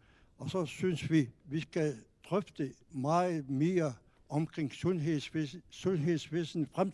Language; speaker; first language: Danish; non-native, local second language; Kalaallisut